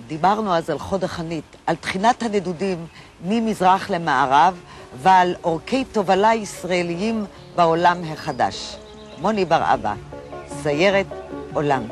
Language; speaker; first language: Hebrew; native; Hebrew